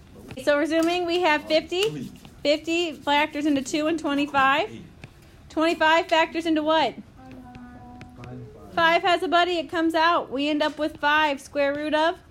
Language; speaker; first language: English; native; English